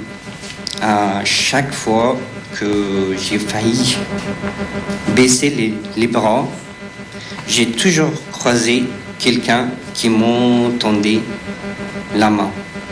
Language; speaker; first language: French; non-native, fluent; Persian